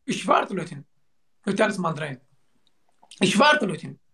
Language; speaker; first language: German; non-native, learner; Turkish